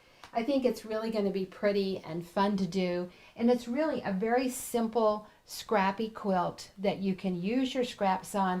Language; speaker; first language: English; native; English